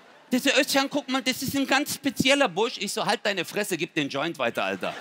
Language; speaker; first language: German; early bilingual, other home language; Turkish